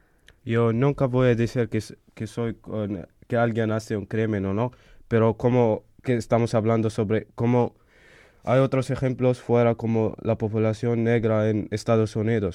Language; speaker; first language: Spanish; non-native, fluent; Arabic